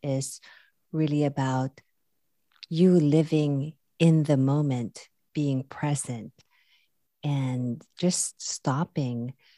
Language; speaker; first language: English; non-native, local second language; Filipino